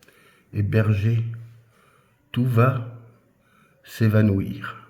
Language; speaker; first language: French; native; French